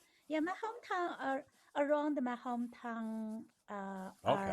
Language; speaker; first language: English; non-native, learner; Chinese